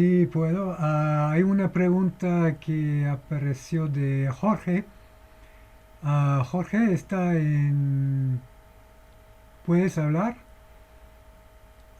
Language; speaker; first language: Spanish; non-native, fluent; English